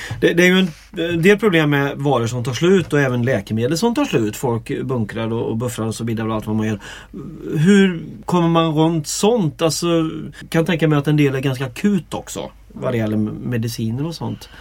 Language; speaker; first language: Swedish; native; Swedish